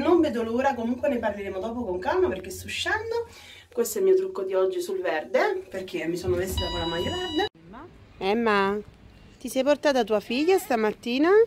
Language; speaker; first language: Italian; native; Italian